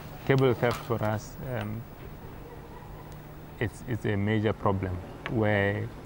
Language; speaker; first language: English; non-native, local second language; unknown